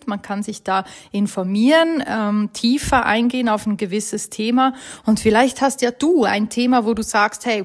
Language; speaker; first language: German; native; German